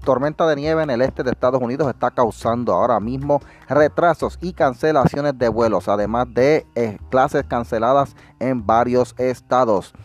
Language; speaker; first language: Spanish; native; Spanish